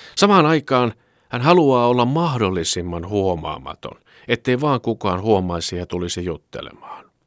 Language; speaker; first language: Finnish; native; Finnish